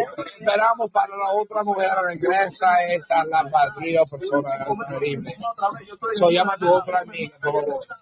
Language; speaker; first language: Spanish; non-native, learner; English